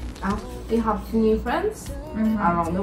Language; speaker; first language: English; non-native, learner; Spanish